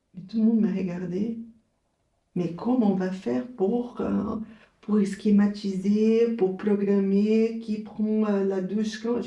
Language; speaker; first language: French; non-native, fluent; Portuguese